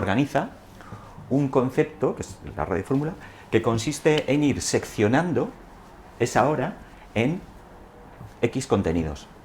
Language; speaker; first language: Spanish; native; Spanish